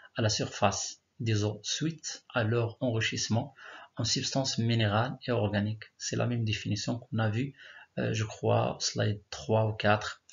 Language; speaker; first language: French; non-native, local second language; Arabic